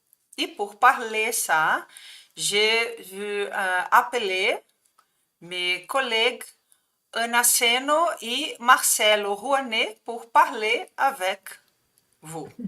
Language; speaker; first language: French; non-native, fluent; Portuguese